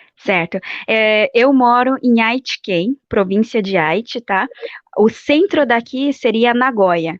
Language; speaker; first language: Portuguese; native; Portuguese